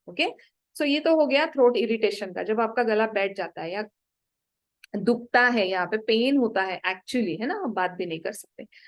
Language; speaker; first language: Hindi; non-native, local second language; Marathi